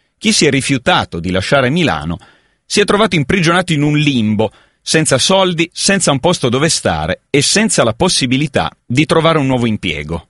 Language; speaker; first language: Italian; native; Italian